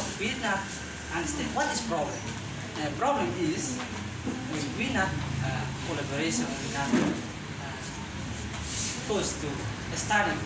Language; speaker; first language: English; non-native, learner; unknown